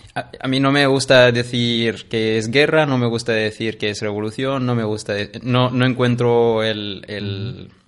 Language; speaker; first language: Spanish; non-native, fluent; Arabic